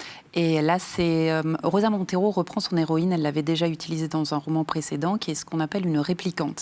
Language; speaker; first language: French; native; French